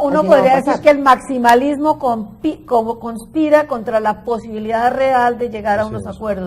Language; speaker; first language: Spanish; native; Spanish